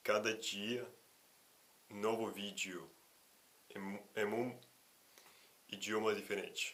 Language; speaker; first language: Portuguese; non-native, fluent; Russian